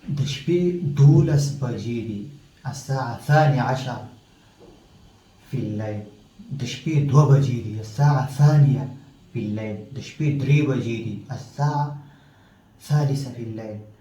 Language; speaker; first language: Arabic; non-native, fluent; Pashto